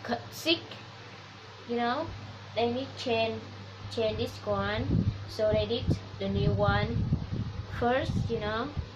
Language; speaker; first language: English; non-native, learner; Vietnamese